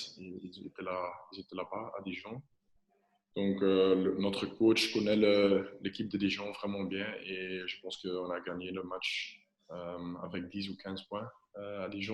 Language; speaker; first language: French; non-native, local second language; Dutch